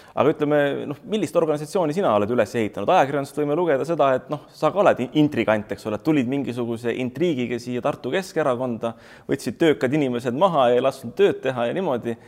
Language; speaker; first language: Estonian; native; Estonian